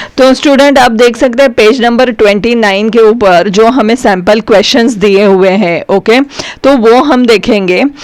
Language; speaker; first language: Hindi; non-native, local second language; Marathi